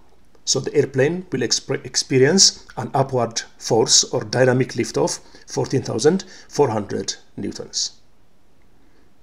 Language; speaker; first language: English; non-native, local second language; Amharic